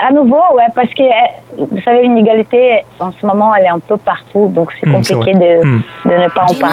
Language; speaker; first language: French; non-native, fluent; Portuguese